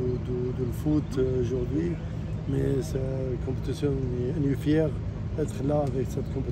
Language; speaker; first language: French; non-native, learner; Arabic